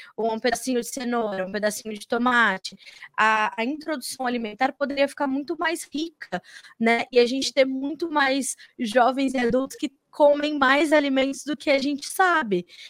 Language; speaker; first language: Portuguese; native; Portuguese